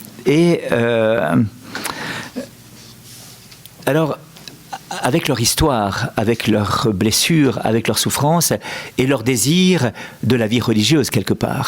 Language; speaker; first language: French; native; French